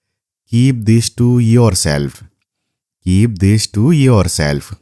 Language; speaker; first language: English; non-native, fluent; Nepali